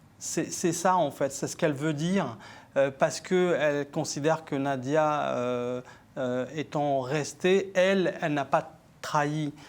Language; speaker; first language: French; early bilingual, other home language; Arabic